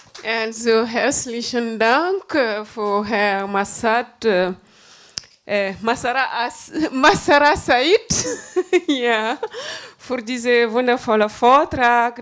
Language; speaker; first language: German; non-native, fluent; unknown